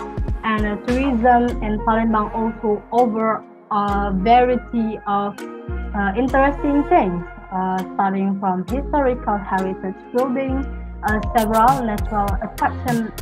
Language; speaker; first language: English; non-native, learner; Indonesian